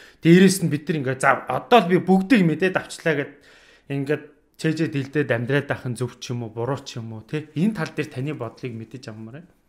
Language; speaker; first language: Mongolian; native; Mongolian